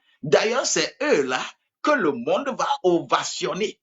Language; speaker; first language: French; non-native, local second language; Ewe